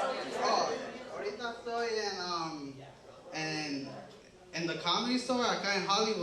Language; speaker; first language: Spanish; early bilingual, heritage; Spanish